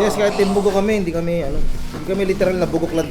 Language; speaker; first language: Filipino; native; Filipino